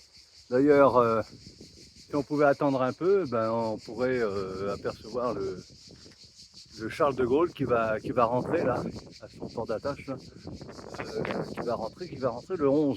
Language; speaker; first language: French; native; French